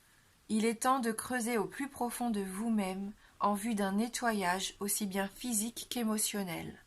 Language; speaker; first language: French; native; French